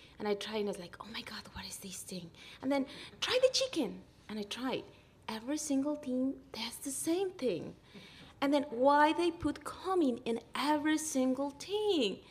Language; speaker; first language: English; non-native, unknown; Spanish